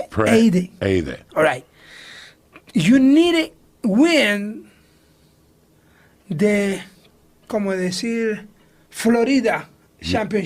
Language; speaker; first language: English; non-native, learner; Spanish